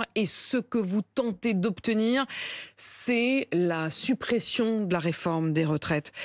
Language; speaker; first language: French; native; French